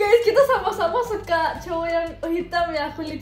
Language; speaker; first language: Indonesian; non-native, fluent; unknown